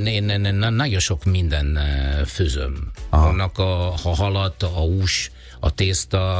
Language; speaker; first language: Hungarian; non-native, learner; Italian